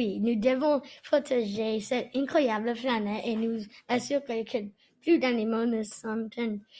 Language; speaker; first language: French; non-native, learner; English